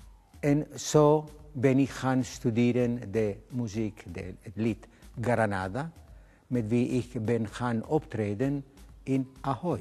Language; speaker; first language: Dutch; non-native, fluent; Spanish